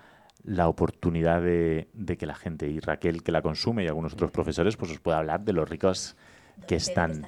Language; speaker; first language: Spanish; native; Spanish